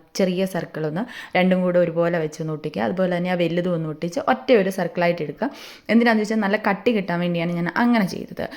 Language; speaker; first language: Malayalam; native; Malayalam